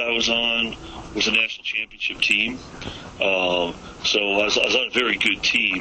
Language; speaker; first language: English; native; English